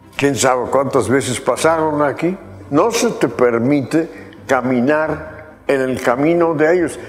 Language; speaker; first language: Spanish; non-native, fluent; Dutch